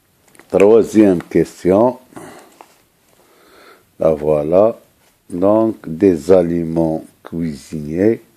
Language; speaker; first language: French; non-native, local second language; Arabic